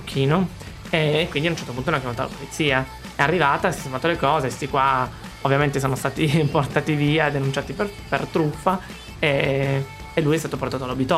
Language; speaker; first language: Italian; native; Italian